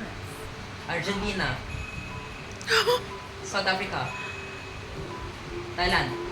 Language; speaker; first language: English; non-native, local second language; Filipino